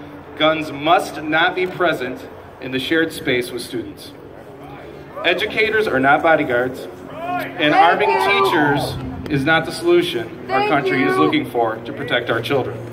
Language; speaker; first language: English; native; English